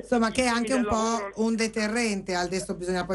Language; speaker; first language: Italian; native; Italian